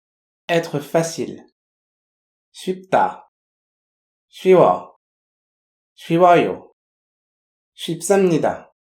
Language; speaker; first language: Korean; non-native, fluent; French